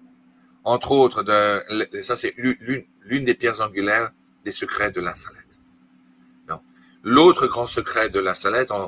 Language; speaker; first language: French; native; French